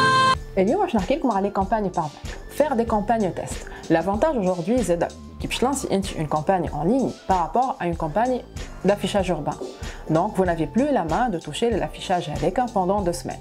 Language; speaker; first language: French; non-native, local second language; Arabic